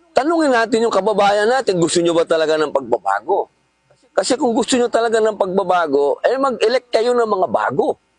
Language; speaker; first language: Filipino; native; Filipino